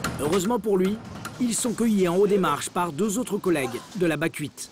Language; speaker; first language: French; native; French